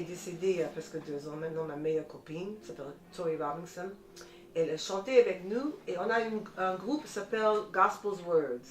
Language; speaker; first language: French; non-native, fluent; English